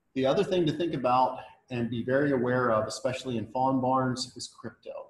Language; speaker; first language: English; native; English